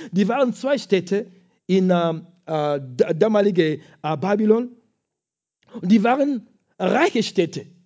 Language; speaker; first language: German; non-native, fluent; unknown